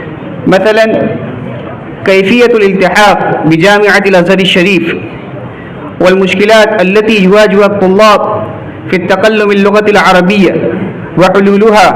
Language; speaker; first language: Arabic; non-native, fluent; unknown